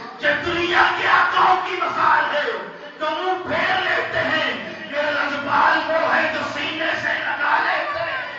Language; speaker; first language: Urdu; non-native, local second language; Punjabi